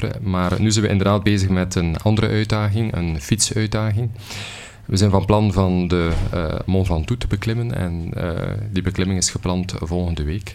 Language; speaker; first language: Dutch; native; Dutch